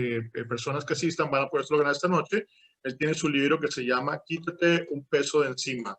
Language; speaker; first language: Spanish; native; Spanish